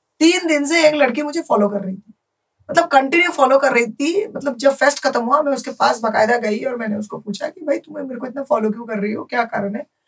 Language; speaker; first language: Hindi; non-native, local second language; Bangla